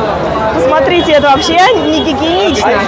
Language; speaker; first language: Russian; native; Russian